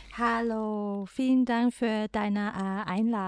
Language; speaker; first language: German; non-native, fluent; Chinese